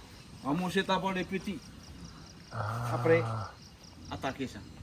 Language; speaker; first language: French; non-native, local second language; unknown